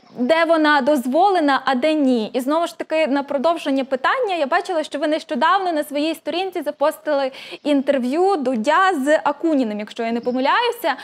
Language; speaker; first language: Ukrainian; native; Ukrainian